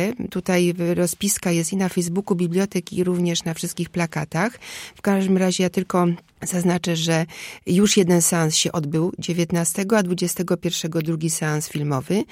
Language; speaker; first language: Polish; native; Polish